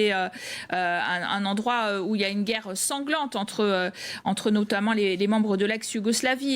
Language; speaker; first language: French; native; French